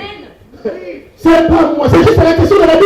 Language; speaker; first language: French; non-native, local second language; Lingala